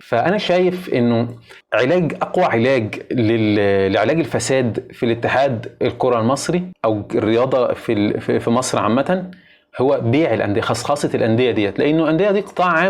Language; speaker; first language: Arabic; native; Arabic